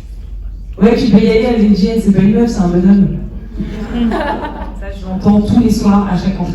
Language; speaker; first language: French; native; French